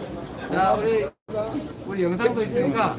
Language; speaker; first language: Korean; native; Korean